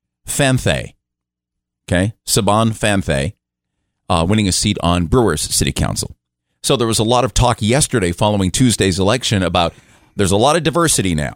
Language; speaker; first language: English; native; English